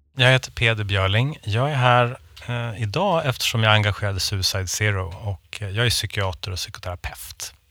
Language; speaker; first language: Swedish; native; Swedish